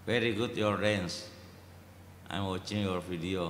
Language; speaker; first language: English; non-native, learner; Indonesian